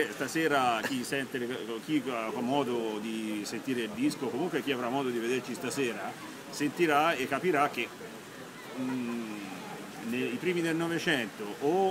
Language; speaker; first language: Italian; native; Italian